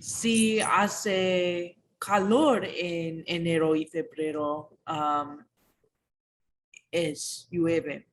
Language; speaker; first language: Spanish; non-native, learner; English